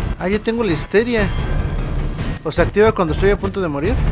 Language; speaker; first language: Spanish; native; Spanish